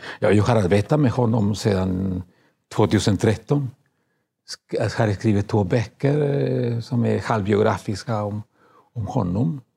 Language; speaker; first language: Swedish; non-native, fluent; Spanish